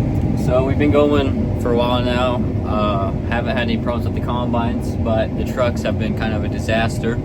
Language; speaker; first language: English; native; English